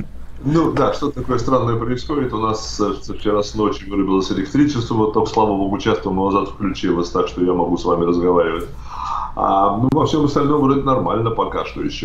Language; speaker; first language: Russian; native; Russian